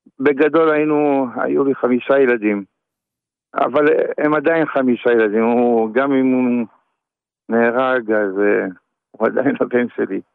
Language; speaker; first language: Hebrew; native; Hebrew